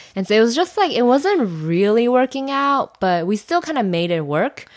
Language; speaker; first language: English; non-native, fluent; Chinese